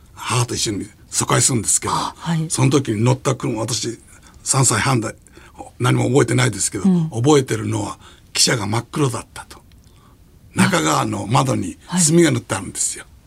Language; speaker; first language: Japanese; native; Japanese